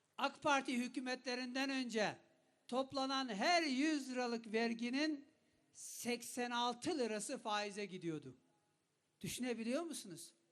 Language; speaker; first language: Turkish; non-native, local second language; Kurdish